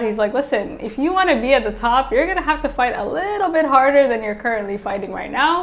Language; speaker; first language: English; native; English